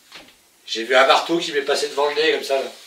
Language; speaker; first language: French; native; French